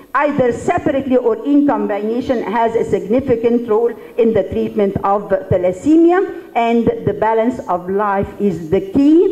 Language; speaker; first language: English; non-native, fluent; Arabic